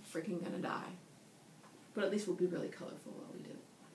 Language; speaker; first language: English; native; English